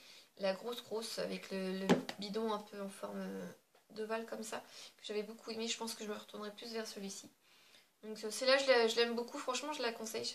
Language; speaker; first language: French; native; French